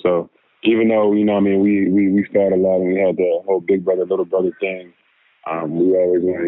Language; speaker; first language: English; native; English